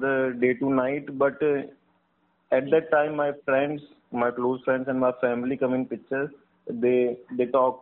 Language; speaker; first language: English; non-native, local second language; Hindi